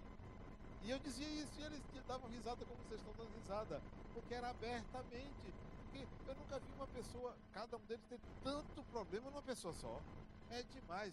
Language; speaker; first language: Portuguese; native; Portuguese